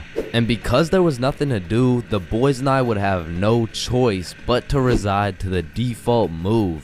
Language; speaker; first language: English; native; English